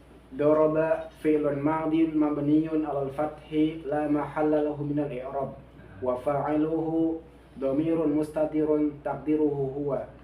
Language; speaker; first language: Arabic; non-native, learner; Indonesian